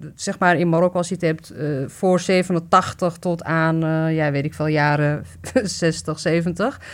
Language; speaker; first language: Dutch; early bilingual, other home language; Riffian